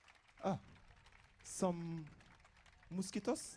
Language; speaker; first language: English; non-native, fluent; Tamasheq